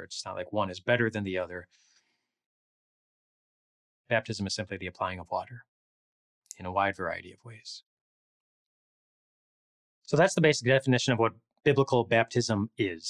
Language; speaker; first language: English; native; English